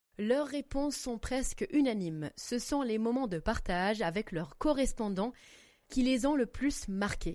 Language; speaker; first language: French; native; French